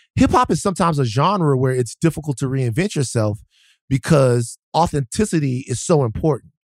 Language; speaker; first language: English; native; English